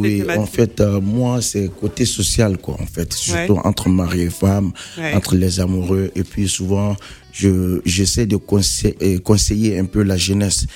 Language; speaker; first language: French; non-native, local second language; Mandingo